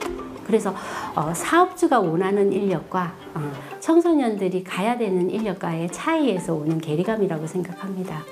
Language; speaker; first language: Korean; native; Korean